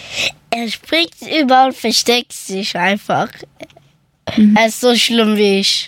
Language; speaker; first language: German; early bilingual, other home language; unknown